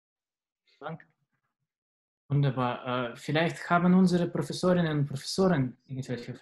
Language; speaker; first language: German; non-native, fluent; Russian